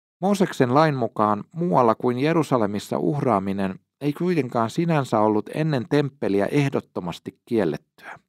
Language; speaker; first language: Finnish; native; Finnish